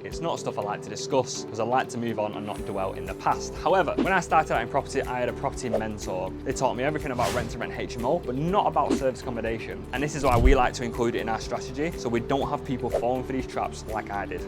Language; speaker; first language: English; native; English